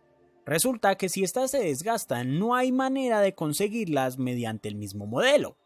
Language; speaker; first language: Spanish; native; Spanish